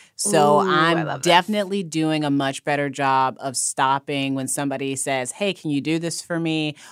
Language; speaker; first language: English; native; English